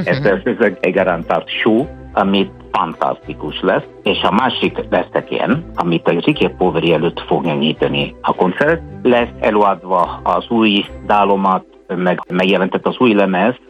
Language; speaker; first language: Hungarian; non-native, fluent; Italian